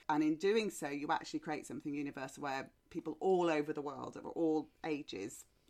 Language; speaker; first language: English; native; English